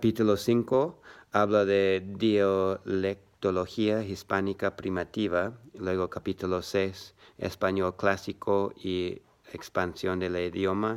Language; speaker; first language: Spanish; non-native, learner; English